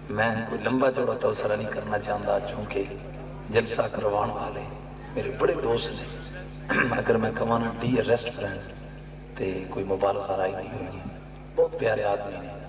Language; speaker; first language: Urdu; non-native, local second language; Punjabi